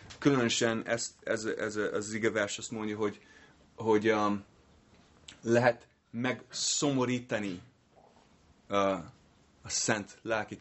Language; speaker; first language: Hungarian; non-native, fluent; English